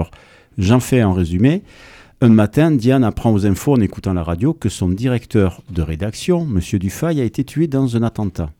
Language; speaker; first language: French; native; French